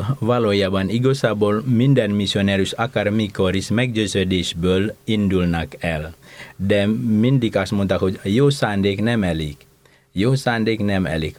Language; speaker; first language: Hungarian; non-native, fluent; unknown